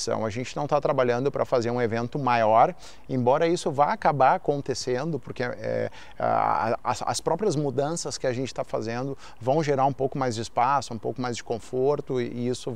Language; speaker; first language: Portuguese; native; Portuguese